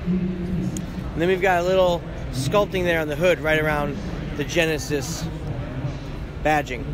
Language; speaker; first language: English; native; English